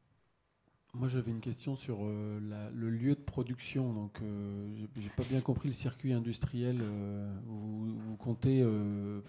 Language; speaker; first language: French; native; French